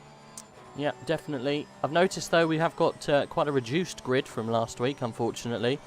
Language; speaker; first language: English; native; English